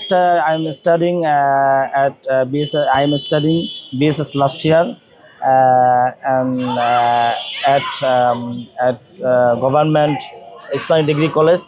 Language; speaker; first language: English; non-native, learner; Bangla